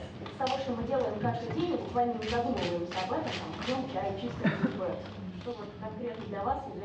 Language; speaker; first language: Russian; native; Russian